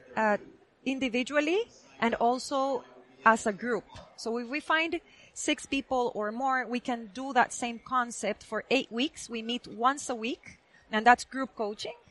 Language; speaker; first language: English; non-native, fluent; Spanish